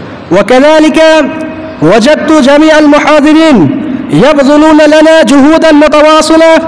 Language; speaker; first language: Arabic; non-native, fluent; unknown